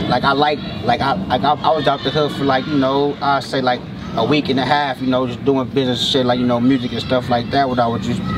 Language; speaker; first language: English; native; English